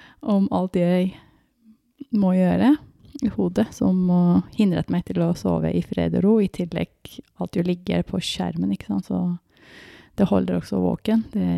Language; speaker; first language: Norwegian; non-native, fluent; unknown